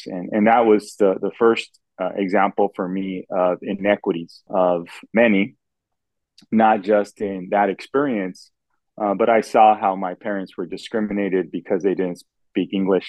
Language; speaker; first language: English; native; English